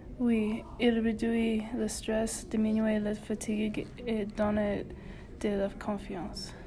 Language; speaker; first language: French; non-native, learner; English